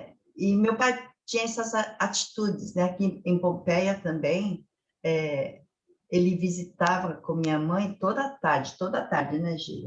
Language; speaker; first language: Portuguese; early bilingual, other home language; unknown